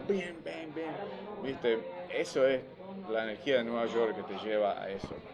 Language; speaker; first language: Spanish; early bilingual, other home language; English